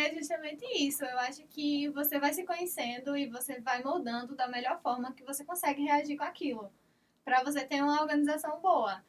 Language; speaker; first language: Portuguese; native; Portuguese